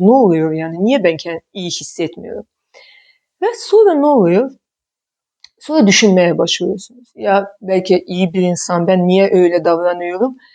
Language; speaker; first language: Turkish; non-native, fluent; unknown